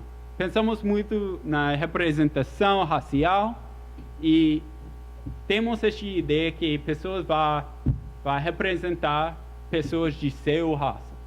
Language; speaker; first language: Portuguese; non-native, fluent; English